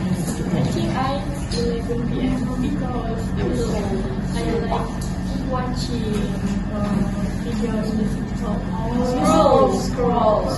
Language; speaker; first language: English; non-native, learner; Indonesian